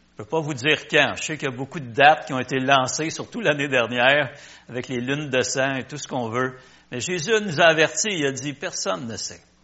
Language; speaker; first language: French; native; French